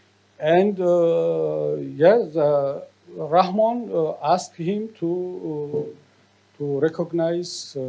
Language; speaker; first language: English; non-native, learner; Tajik